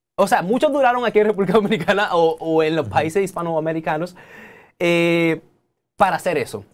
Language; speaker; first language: Spanish; native; Spanish